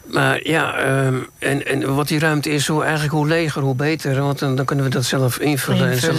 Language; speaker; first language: Dutch; native; Dutch